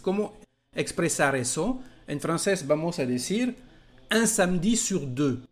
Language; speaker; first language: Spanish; non-native, fluent; French